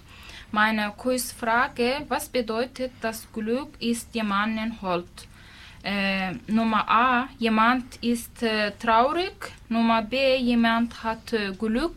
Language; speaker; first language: German; non-native, learner; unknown